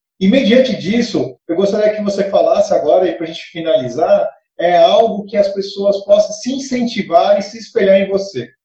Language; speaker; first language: Portuguese; native; Portuguese